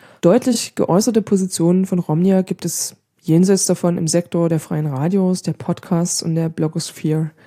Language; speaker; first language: German; native; German